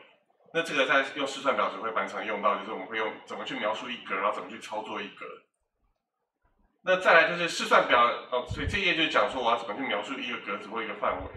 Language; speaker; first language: Chinese; native; Chinese